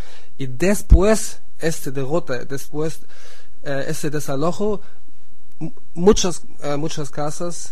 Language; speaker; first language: Spanish; non-native, fluent; German